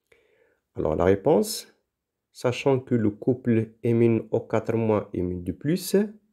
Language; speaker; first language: French; non-native, local second language; Arabic